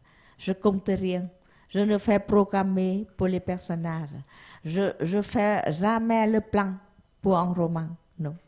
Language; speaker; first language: French; non-native, learner; Vietnamese